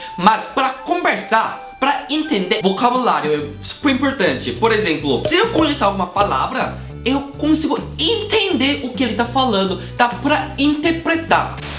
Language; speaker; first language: Portuguese; non-native, fluent; Korean